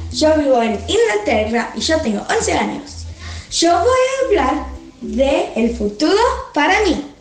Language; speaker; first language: Spanish; early bilingual, heritage; Spanish